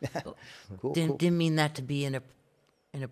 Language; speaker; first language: English; native; English